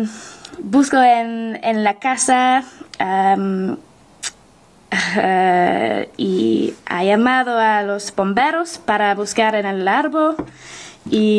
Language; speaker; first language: Spanish; non-native, learner; English